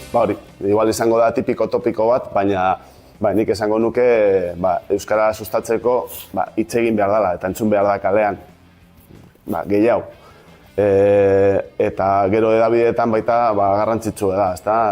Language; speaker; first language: Basque; non-native, local second language; Spanish